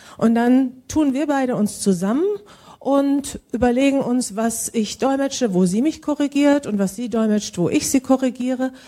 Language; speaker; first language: German; native; German